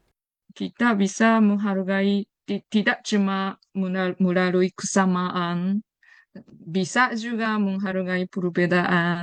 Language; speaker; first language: Indonesian; non-native, fluent; Japanese